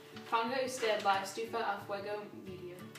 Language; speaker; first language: Spanish; non-native, learner; English